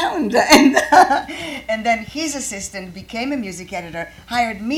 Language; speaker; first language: English; non-native, fluent; Croatian